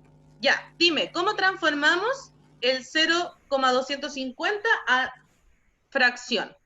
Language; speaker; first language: Spanish; native; Spanish